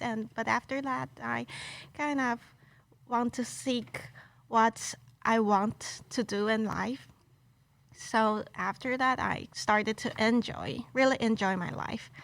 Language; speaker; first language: English; non-native, local second language; Chinese